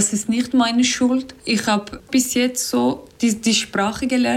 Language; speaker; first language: German; non-native, learner; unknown